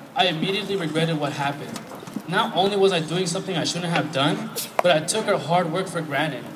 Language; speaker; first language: English; early bilingual, other home language; Spanish